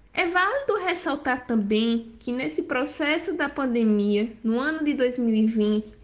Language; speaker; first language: Portuguese; native; Portuguese